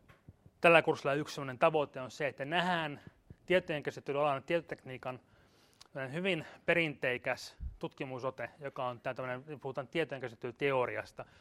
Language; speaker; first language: Finnish; native; Finnish